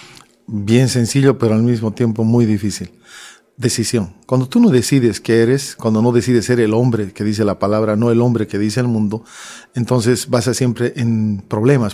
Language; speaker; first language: Spanish; native; Spanish